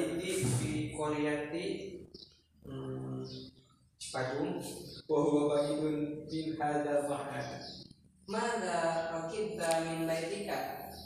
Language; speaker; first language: Arabic; non-native, fluent; Indonesian